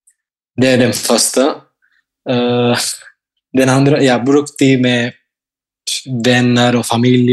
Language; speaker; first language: Norwegian; non-native, fluent; Spanish